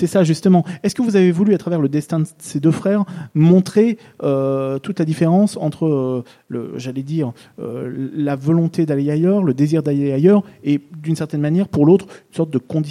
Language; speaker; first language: French; native; French